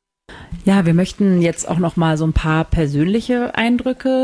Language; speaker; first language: German; native; German